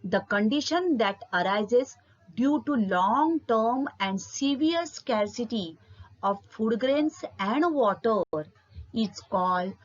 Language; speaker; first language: English; non-native, local second language; Marathi